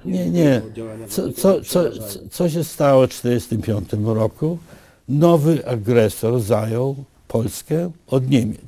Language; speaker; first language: Polish; early bilingual, other home language; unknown